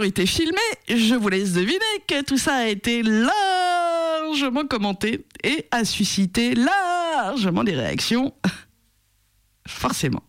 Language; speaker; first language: French; native; French